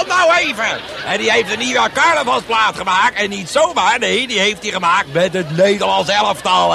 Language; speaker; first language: Dutch; native; Dutch